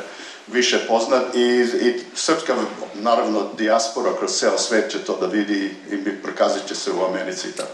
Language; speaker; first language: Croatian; early bilingual, heritage; Serbian